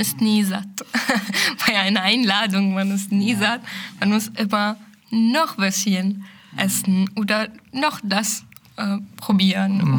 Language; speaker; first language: German; non-native, fluent; Arabic